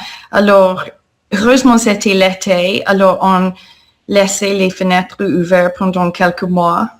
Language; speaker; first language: French; non-native, fluent; English